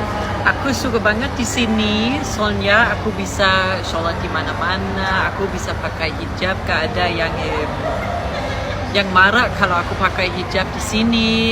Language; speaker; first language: Indonesian; non-native, fluent; Danish